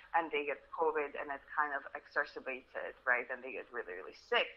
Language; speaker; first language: English; early bilingual, other home language; Russian